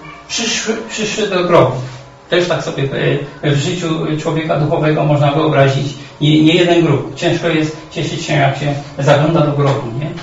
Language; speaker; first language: Polish; native; Polish